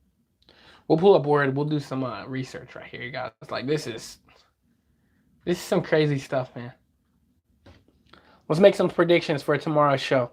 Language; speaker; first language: English; native; English